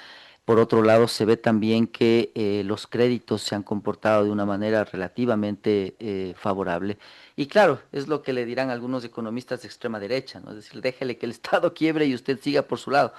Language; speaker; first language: Spanish; native; Spanish